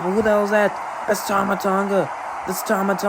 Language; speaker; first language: English; native; English